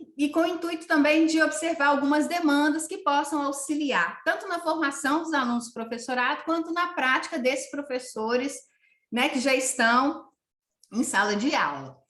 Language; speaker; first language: Portuguese; native; Portuguese